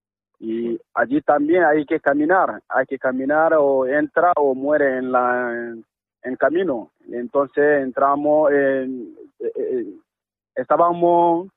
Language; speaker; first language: Spanish; non-native, learner; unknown